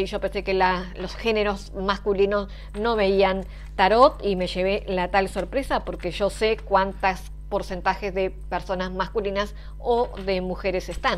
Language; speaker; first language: Spanish; native; Spanish